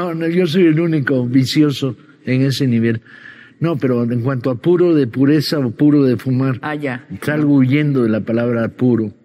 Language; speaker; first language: Spanish; native; Spanish